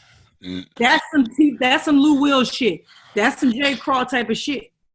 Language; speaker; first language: English; native; English